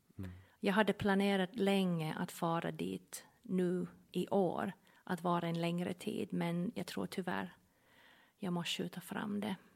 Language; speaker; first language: Swedish; non-native, fluent; English